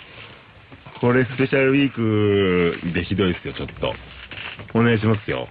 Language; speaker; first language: Japanese; native; Japanese